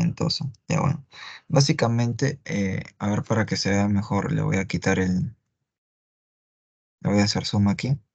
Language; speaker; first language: Spanish; native; Spanish